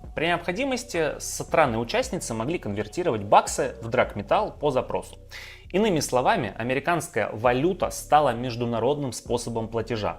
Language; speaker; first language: Russian; native; Russian